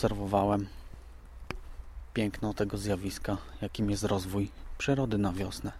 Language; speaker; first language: Polish; native; Polish